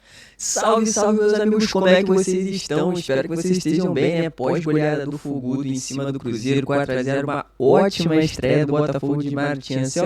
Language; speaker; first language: Portuguese; native; Portuguese